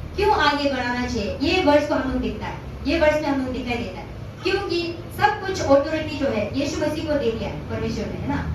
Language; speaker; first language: Hindi; non-native, local second language; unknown